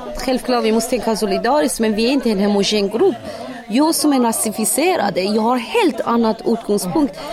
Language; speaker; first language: Swedish; non-native, fluent; Persian